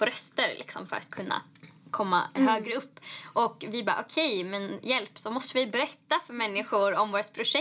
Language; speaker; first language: Swedish; native; Swedish